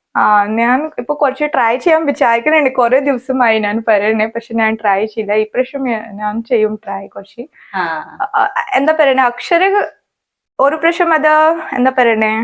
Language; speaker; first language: Malayalam; non-native, learner; Hindi